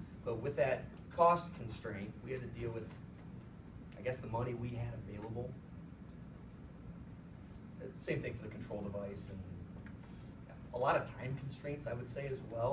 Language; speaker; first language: English; native; English